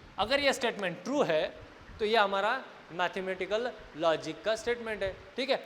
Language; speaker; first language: Hindi; non-native, local second language; Marathi